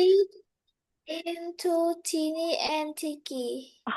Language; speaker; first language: English; non-native, learner; Vietnamese